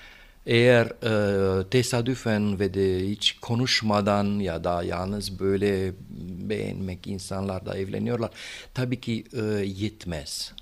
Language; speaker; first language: Turkish; non-native, fluent; Romanian